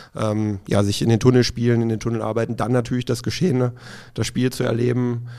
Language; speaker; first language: German; native; German